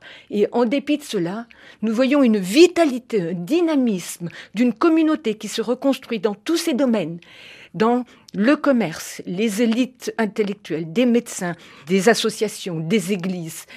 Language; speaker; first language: French; native; French